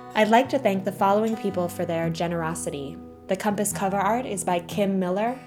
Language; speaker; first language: English; native; English